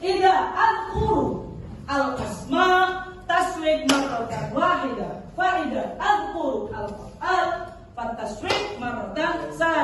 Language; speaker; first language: Arabic; non-native, learner; Indonesian